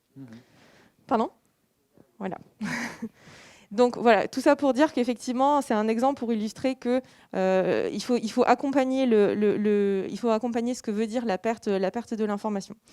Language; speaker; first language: French; native; French